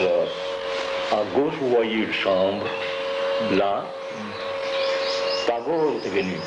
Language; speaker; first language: French; non-native, local second language; Bangla